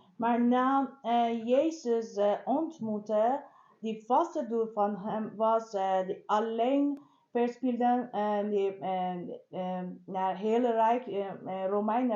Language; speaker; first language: Dutch; non-native, learner; Persian